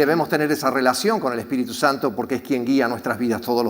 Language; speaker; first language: Spanish; native; Spanish